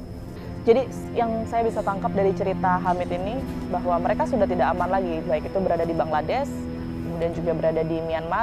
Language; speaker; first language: Indonesian; native; Indonesian